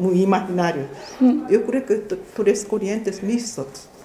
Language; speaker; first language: Spanish; non-native, fluent; Japanese